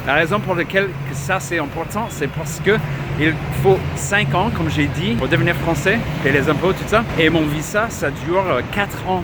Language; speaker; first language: French; non-native, fluent; English